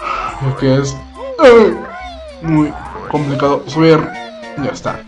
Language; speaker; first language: Spanish; native; Spanish